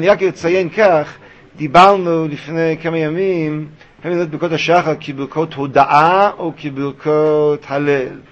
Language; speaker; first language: Hebrew; native; Hebrew